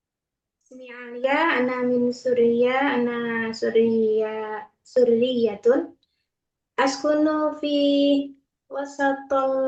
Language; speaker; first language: Arabic; non-native, learner; Indonesian